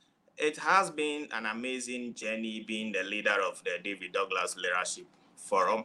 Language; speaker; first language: English; non-native, local second language; Ewe